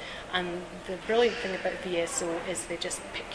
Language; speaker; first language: English; native; English